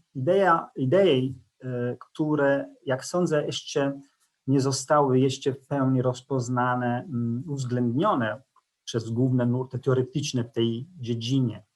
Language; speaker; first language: Polish; non-native, fluent; Italian